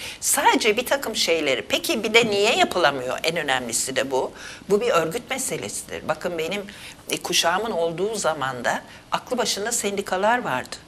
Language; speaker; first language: Turkish; native; Turkish